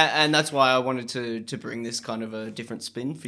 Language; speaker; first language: English; native; English